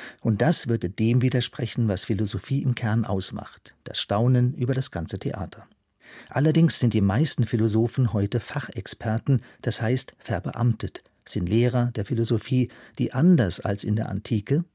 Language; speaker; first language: German; native; German